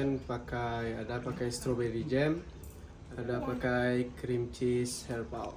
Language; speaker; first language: Indonesian; early bilingual, other home language; German